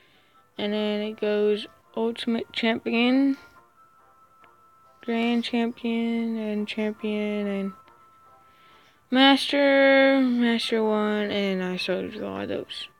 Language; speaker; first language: English; native; English